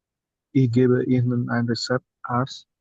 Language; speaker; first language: German; non-native, learner; Indonesian